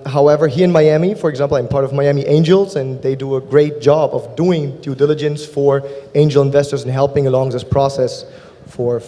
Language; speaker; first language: English; non-native, fluent; German